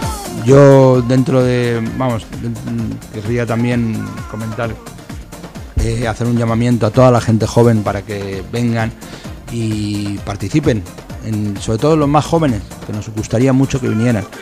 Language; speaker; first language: Spanish; native; Spanish